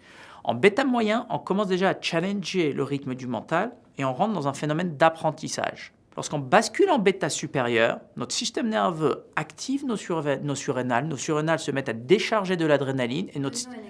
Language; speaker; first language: French; native; French